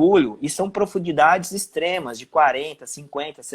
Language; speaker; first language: Portuguese; native; Portuguese